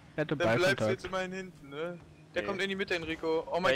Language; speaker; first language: German; native; German